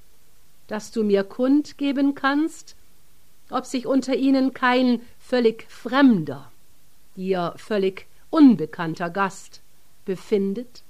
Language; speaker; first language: German; native; German